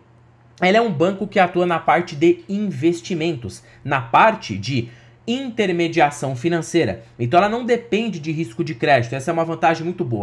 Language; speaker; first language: Portuguese; native; Portuguese